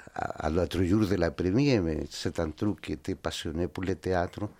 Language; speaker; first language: French; non-native, learner; Spanish